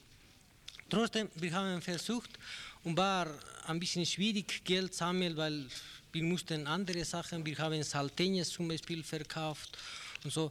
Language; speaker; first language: German; non-native, learner; Spanish